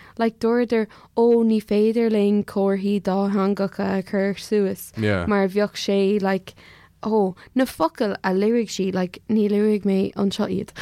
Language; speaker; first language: Irish; non-native, local second language; English